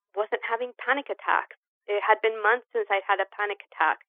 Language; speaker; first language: English; early bilingual, other home language; Spanish